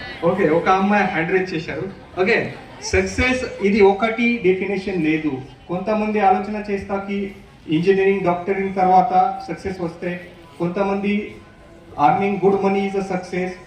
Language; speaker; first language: Telugu; non-native, local second language; Marathi